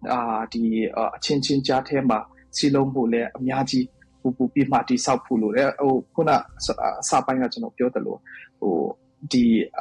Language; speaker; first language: Burmese; non-native, local second language; Hakha Chin